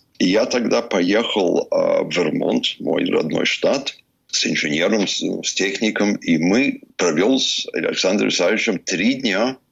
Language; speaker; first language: Russian; early bilingual, heritage; English